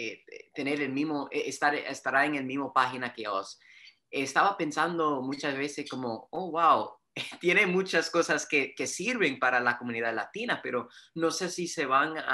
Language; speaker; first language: Spanish; early bilingual, heritage; Spanish